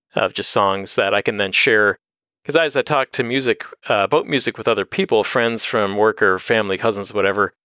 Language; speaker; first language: English; native; English